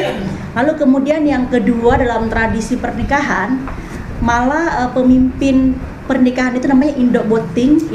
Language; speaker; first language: Indonesian; native; Indonesian